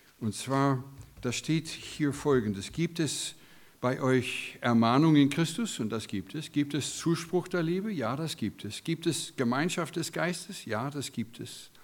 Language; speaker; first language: German; non-native, fluent; English